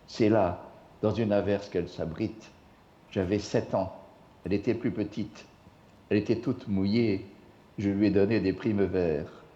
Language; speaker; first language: French; non-native, fluent; English